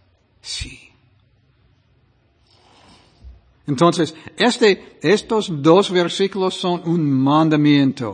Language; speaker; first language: Spanish; non-native, fluent; English